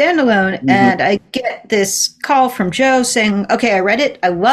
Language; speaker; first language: English; native; English